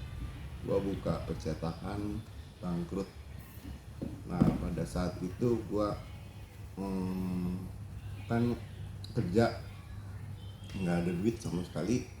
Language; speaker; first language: Indonesian; native; Indonesian